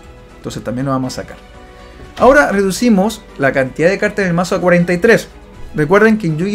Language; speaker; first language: Spanish; native; Spanish